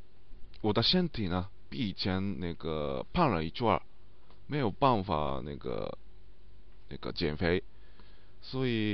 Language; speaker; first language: Chinese; non-native, learner; Japanese